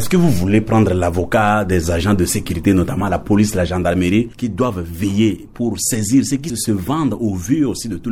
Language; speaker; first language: French; non-native, local second language; Sango